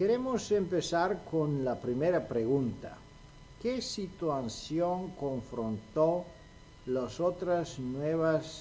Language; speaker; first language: Spanish; non-native, fluent; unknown